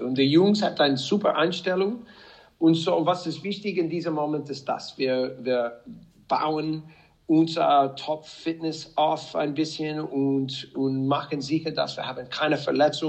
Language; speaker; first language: German; non-native, fluent; English